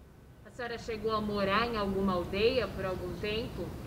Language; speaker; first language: Portuguese; native; Portuguese